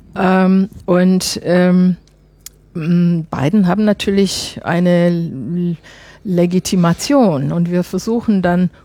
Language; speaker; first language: German; non-native, fluent; English